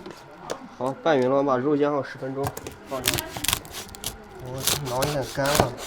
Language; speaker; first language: Chinese; native; Chinese